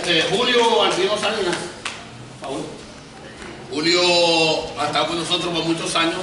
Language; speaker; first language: Spanish; native; Spanish